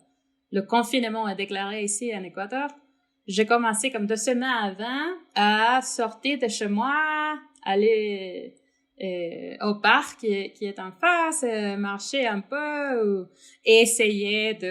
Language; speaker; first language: French; non-native, fluent; Spanish